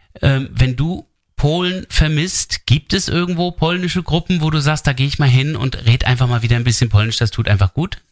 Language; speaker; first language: German; native; German